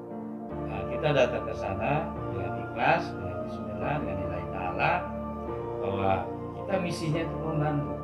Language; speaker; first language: Indonesian; native; Indonesian